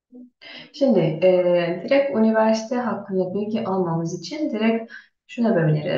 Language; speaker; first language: Turkish; non-native, fluent; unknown